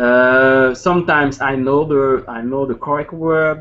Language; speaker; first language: English; non-native, learner; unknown